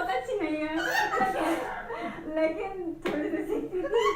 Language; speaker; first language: Hindi; non-native, learner; English